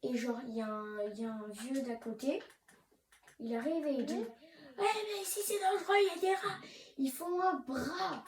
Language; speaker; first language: French; native; French